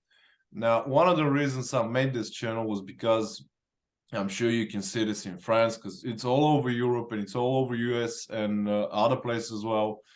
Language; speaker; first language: English; non-native, fluent; Bulgarian